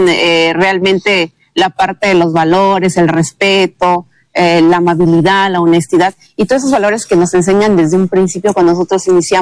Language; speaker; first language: Spanish; native; Spanish